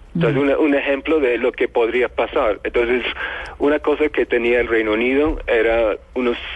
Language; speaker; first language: Spanish; non-native, fluent; English